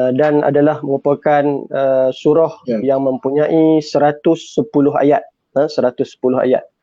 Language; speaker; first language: Malay; native; Malay